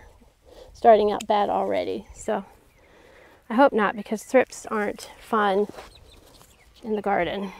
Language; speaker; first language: English; native; English